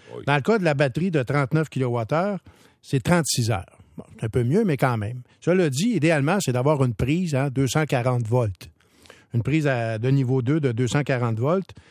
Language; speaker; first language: French; native; French